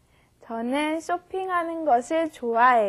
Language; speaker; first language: Korean; non-native, learner; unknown